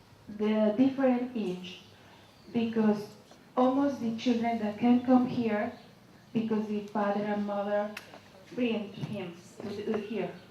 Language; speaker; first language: English; non-native, learner; Spanish